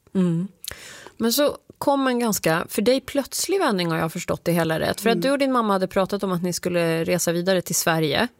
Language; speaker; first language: Swedish; native; Swedish